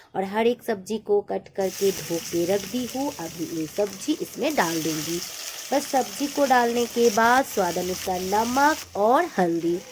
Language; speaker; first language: Hindi; non-native, local second language; Bangla